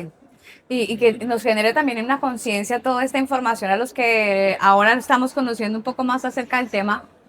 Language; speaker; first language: Spanish; native; Spanish